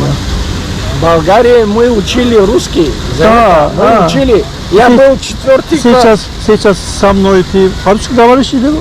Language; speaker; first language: Russian; non-native, learner; Bulgarian